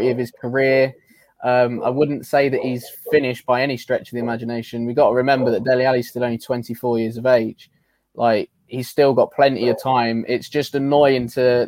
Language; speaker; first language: English; native; English